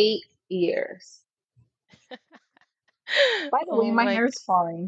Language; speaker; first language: English; non-native, fluent; Spanish